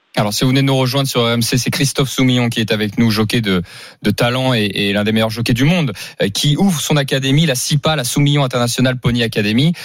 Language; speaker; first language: French; native; French